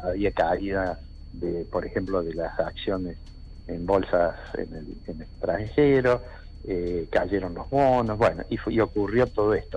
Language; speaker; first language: Spanish; native; Spanish